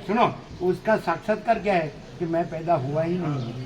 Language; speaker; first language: Hindi; non-native, local second language; Gujarati